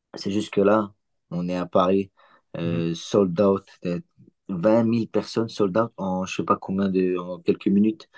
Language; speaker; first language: French; early bilingual, other home language; Chechen